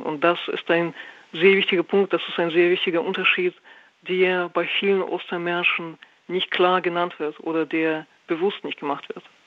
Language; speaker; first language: German; non-native, fluent; Russian